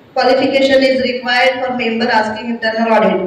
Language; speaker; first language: English; non-native, local second language; Marathi